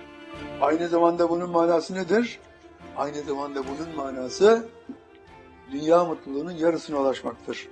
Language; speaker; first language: Turkish; native; Turkish